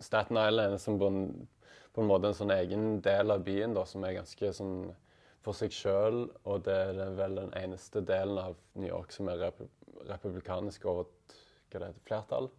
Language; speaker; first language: Norwegian; native; Norwegian